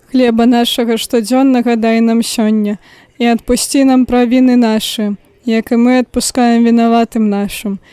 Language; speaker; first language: Belarusian; native; Belarusian